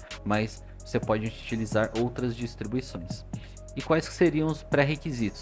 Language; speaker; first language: Portuguese; native; Portuguese